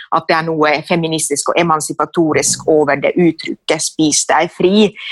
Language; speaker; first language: Norwegian; non-native, fluent; Finnish